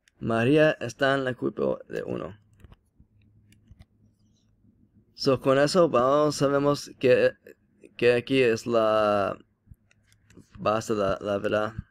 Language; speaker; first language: Spanish; non-native, learner; English